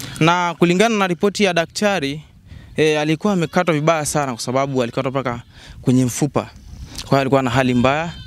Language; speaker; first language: Swahili; non-native, local second language; Masai